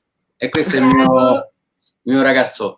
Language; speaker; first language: Italian; native; Italian